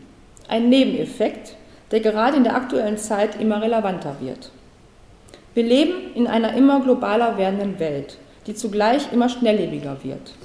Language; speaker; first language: German; native; German